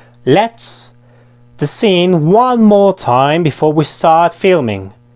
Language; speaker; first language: English; non-native, fluent; Spanish